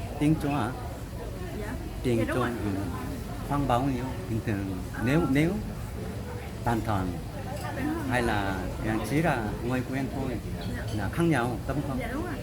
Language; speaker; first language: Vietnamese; non-native, learner; Korean